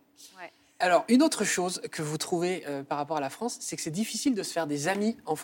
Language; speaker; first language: French; native; French